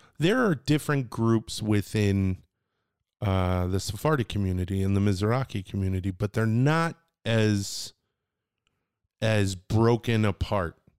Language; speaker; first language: English; native; English